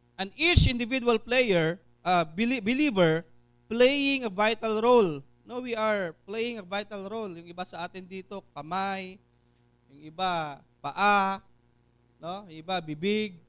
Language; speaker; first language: Filipino; non-native, local second language; Hiligaynon